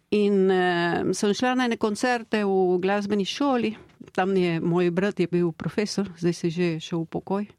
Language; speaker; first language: Slovenian; early bilingual, heritage; Slovenian